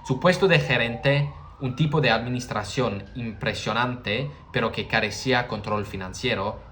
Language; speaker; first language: Spanish; non-native, learner; English